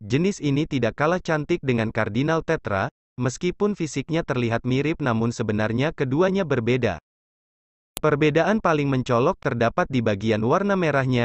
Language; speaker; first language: Indonesian; native; Indonesian